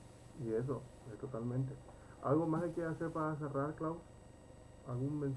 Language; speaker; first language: Spanish; native; Spanish